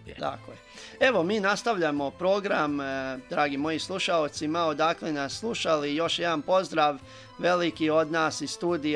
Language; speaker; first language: Serbian; native; Serbian